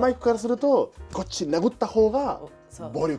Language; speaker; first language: Japanese; non-native, fluent; Spanish